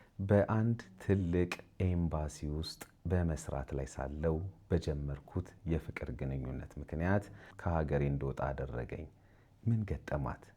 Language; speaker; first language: Amharic; native; Amharic